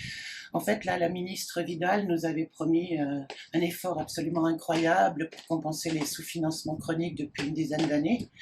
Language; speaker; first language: French; native; French